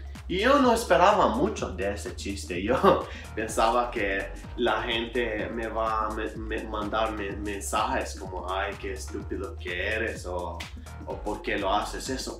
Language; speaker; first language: Spanish; non-native, learner; Albanian